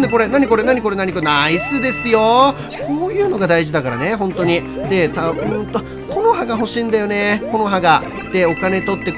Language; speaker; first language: Japanese; native; Japanese